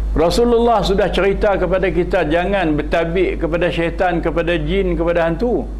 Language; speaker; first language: Malay; early bilingual, heritage; Malay